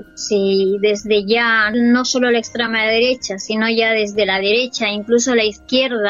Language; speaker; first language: Spanish; native; Spanish